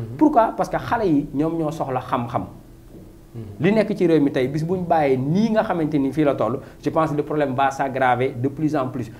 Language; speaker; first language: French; non-native, local second language; Wolof